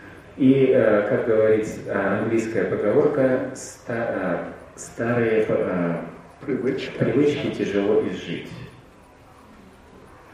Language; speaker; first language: Russian; native; Russian